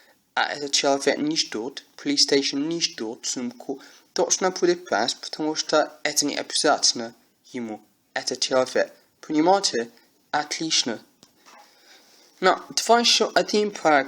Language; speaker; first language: Russian; non-native, learner; English